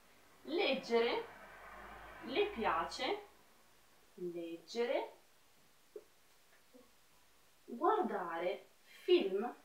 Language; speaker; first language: Italian; non-native, fluent; Portuguese